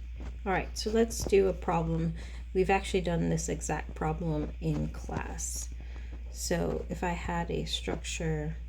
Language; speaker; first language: English; native; English